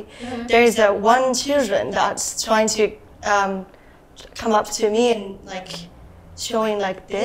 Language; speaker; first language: English; non-native, learner; Japanese